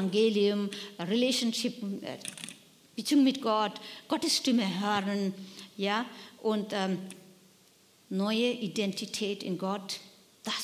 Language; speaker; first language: German; non-native, learner; Nepali